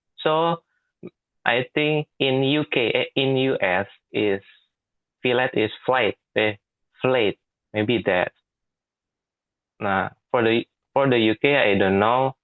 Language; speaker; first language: English; non-native, learner; Indonesian